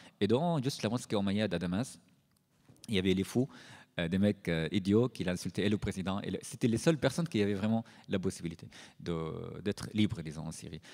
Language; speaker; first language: French; non-native, fluent; Arabic